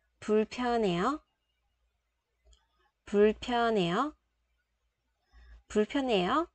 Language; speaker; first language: Korean; non-native, fluent; Vietnamese